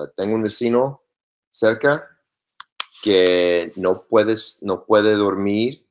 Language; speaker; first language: Spanish; non-native, learner; English